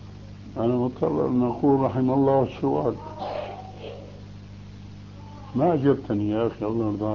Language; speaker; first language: Arabic; early bilingual, other home language; Albanian